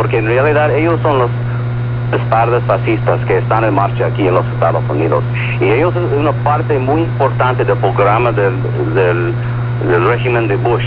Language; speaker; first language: Spanish; early bilingual, heritage; Spanish